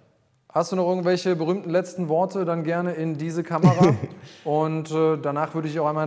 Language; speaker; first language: German; native; German